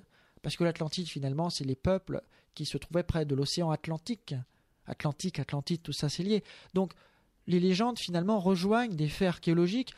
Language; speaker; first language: French; native; French